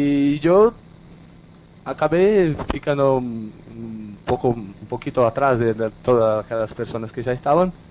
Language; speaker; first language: Portuguese; non-native, learner; Spanish